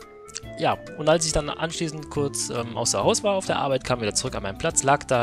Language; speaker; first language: German; native; German